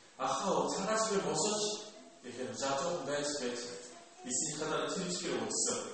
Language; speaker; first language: Mongolian; non-native, fluent; Korean